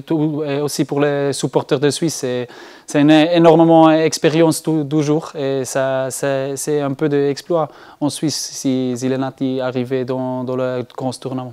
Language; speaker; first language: French; non-native, learner; German